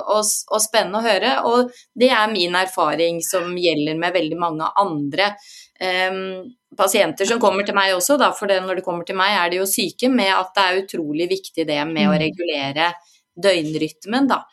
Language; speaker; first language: Norwegian; native; Norwegian